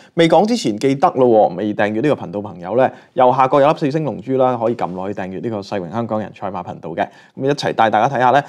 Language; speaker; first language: Chinese; non-native, local second language; Cantonese